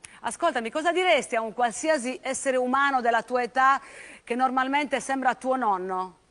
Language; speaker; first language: Italian; native; Italian